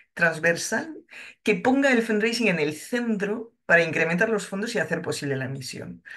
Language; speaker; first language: Spanish; non-native, fluent; French